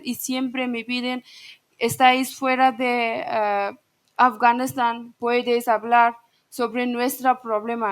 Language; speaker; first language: Spanish; non-native, learner; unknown